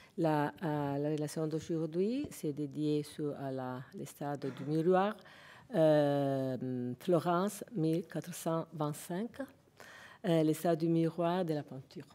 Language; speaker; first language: French; non-native, fluent; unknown